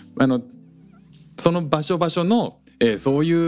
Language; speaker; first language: Japanese; native; Japanese